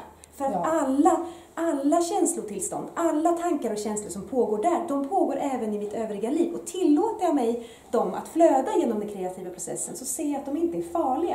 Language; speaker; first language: Swedish; early bilingual, other home language; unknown